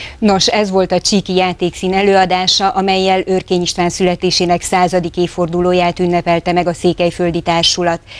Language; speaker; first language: Hungarian; native; Hungarian